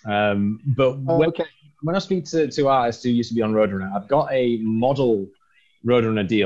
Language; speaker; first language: English; native; English